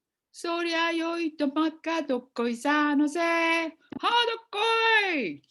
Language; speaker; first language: Japanese; non-native, fluent; English